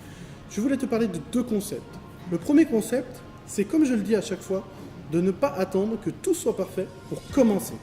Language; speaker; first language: French; native; French